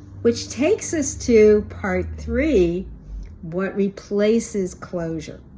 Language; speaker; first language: English; native; English